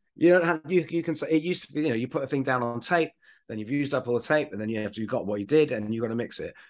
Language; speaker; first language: English; native; English